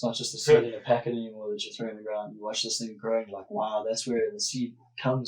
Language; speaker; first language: English; native; English